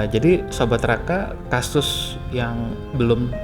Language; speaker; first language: Indonesian; native; Indonesian